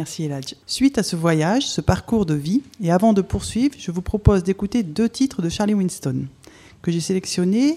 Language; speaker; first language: French; native; French